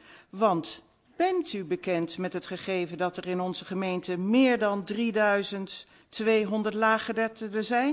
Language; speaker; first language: Dutch; native; Dutch